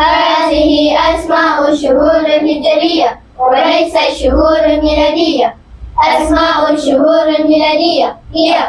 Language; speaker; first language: Arabic; non-native, learner; Malay